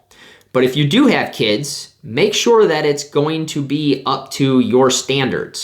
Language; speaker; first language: English; native; English